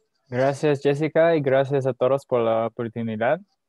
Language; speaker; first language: Spanish; non-native, learner; English